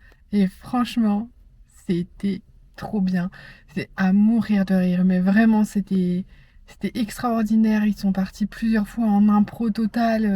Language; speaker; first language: French; native; French